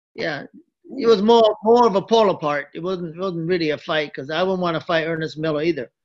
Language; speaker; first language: English; early bilingual, other home language; Japanese